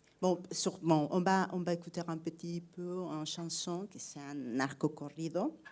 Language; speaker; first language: French; non-native, fluent; Spanish